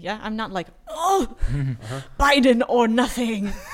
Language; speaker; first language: English; native; English